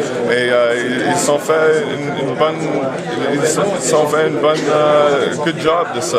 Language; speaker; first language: French; non-native, local second language; English